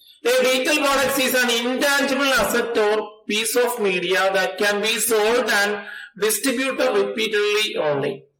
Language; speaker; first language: English; non-native, local second language; Malayalam